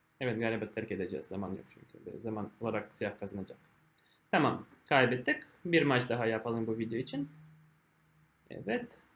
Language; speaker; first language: Turkish; non-native, fluent; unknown